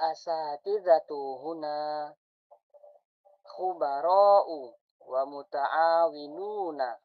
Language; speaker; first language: Arabic; non-native, learner; Indonesian